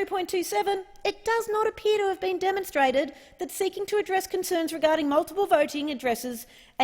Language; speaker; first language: English; native; English